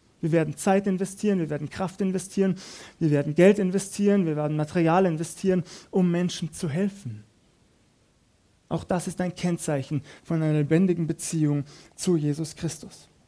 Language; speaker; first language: German; native; German